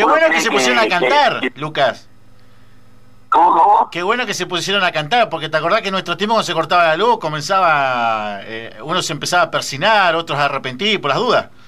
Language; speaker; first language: Spanish; native; Spanish